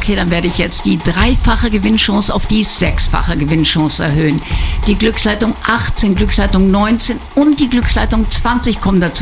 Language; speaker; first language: German; native; German